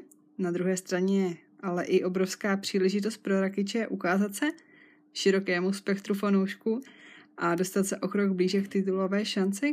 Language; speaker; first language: Czech; native; Czech